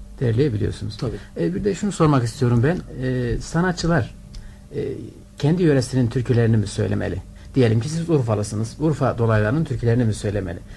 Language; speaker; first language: Turkish; native; Turkish